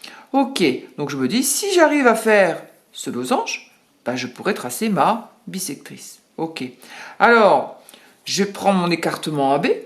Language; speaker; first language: French; native; French